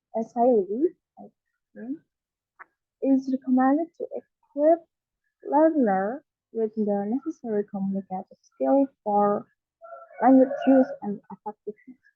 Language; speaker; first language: English; non-native, learner; Indonesian